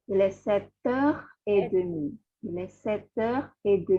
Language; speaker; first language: French; non-native, fluent; Indonesian